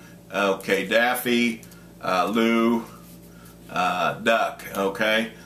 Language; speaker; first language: English; native; English